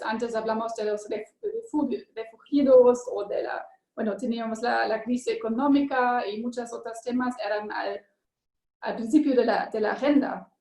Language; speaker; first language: Spanish; non-native, learner; German